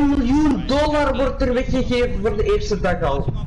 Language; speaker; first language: Dutch; native; Dutch